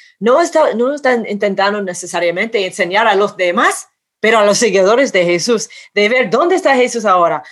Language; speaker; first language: Spanish; non-native, fluent; English